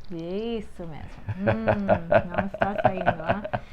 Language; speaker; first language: Portuguese; non-native, fluent; English